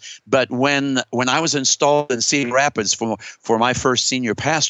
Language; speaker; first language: English; native; English